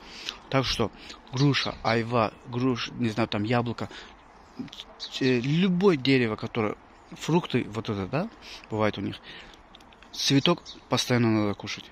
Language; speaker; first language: Russian; non-native, local second language; Azerbaijani